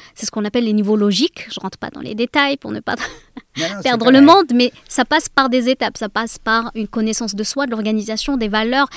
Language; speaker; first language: French; native; French